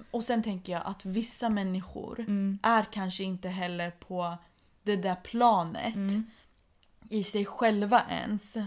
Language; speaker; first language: Swedish; early bilingual, other home language; Persian